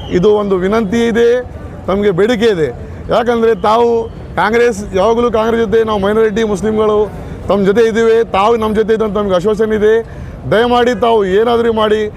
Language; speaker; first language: Kannada; non-native, local second language; Urdu